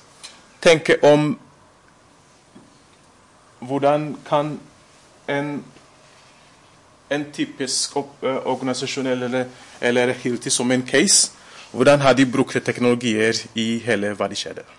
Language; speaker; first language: Norwegian; non-native, fluent; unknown